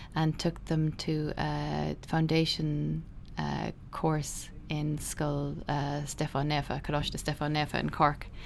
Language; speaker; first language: English; native; English